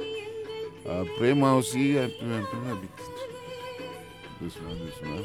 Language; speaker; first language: French; non-native, learner; Tamil